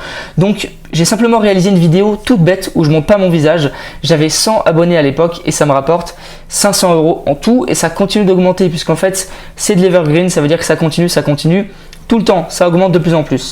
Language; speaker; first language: French; native; French